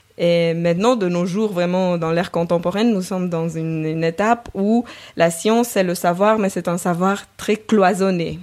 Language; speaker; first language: French; non-native, fluent; Romanian